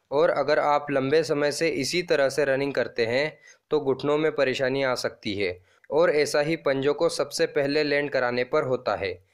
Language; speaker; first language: Hindi; non-native, local second language; Marathi